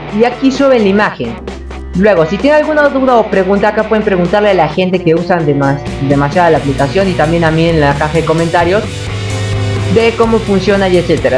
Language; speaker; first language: Spanish; native; Spanish